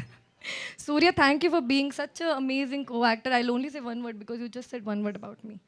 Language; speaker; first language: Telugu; non-native, fluent; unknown